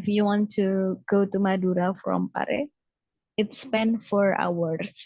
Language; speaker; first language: English; non-native, fluent; Javanese